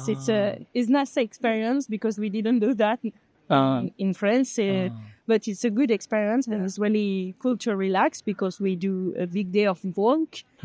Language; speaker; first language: English; non-native, learner; French